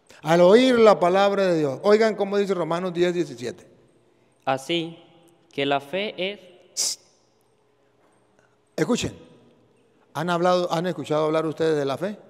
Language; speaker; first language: Spanish; native; Spanish